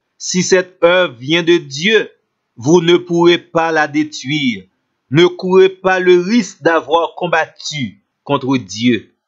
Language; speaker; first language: French; non-native, local second language; Haitian Creole